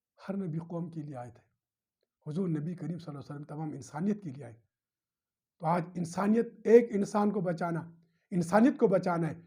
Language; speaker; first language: Urdu; non-native, local second language; Pashto